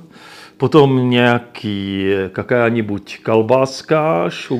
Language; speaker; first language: Russian; non-native, learner; Czech